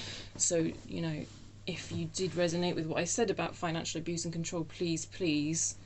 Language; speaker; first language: English; native; English